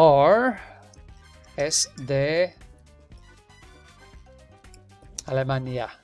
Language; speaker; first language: Spanish; non-native, fluent; English